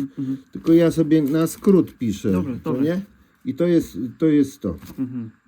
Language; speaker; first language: Polish; non-native, learner; Ukrainian